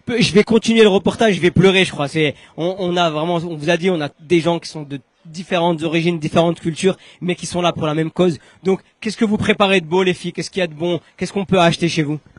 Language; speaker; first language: French; native; French